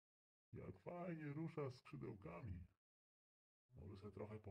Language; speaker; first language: Polish; native; Polish